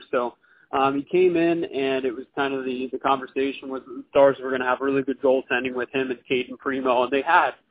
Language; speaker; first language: English; native; English